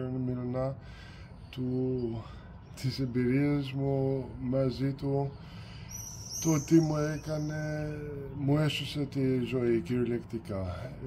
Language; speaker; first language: Greek; early bilingual, heritage; Greek